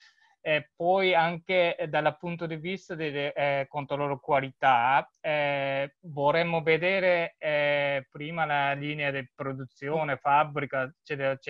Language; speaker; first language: Italian; non-native, learner; Japanese